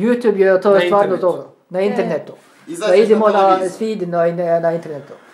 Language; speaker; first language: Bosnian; non-native, learner; Norwegian